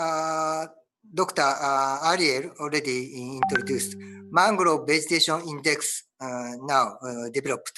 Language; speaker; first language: English; non-native, learner; Japanese